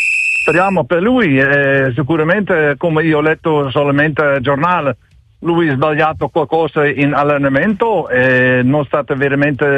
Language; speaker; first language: Italian; non-native, learner; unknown